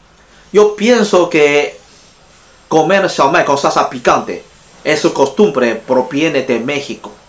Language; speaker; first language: Spanish; non-native, fluent; Chinese